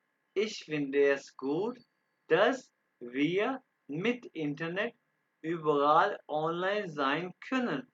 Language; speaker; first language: German; non-native, fluent; Urdu